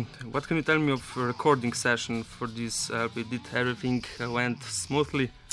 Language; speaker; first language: English; non-native, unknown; Slovenian